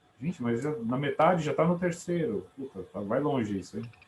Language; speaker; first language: Portuguese; native; Portuguese